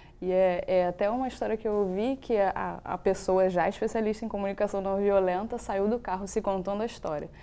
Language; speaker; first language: Portuguese; native; Portuguese